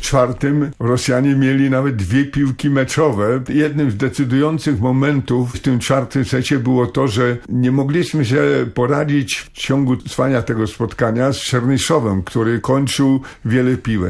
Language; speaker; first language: Polish; native; Polish